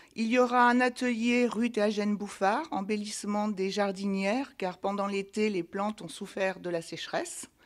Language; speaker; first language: French; native; French